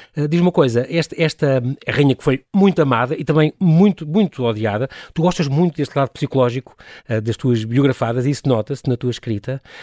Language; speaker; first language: Portuguese; native; Portuguese